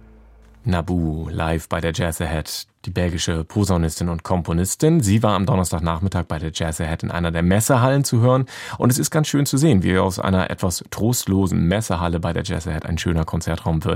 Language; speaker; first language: German; native; German